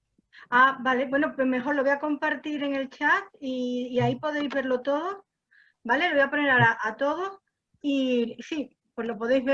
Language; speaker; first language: Spanish; native; Spanish